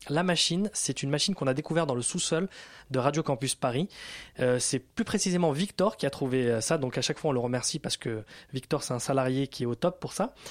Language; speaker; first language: French; native; French